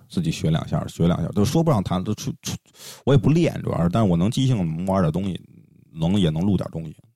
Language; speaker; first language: Chinese; native; Chinese